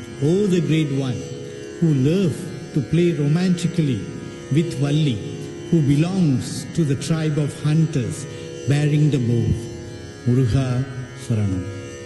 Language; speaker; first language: English; early bilingual, other home language; Tamil